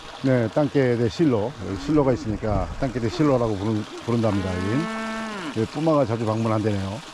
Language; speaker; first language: Korean; native; Korean